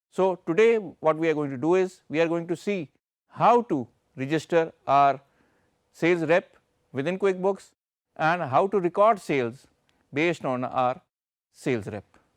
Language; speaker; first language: English; non-native, local second language; Urdu